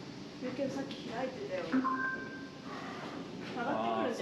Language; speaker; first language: Japanese; native; Japanese